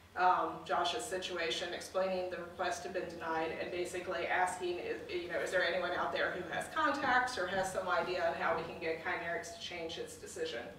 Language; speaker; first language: English; native; English